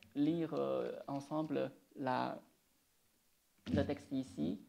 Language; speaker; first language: French; non-native, fluent; Chinese